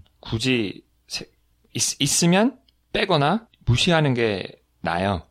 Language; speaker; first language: Korean; non-native, fluent; English